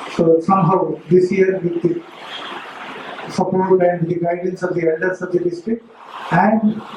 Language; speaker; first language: English; non-native, local second language; Telugu